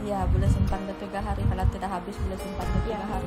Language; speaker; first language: Malay; native; Malay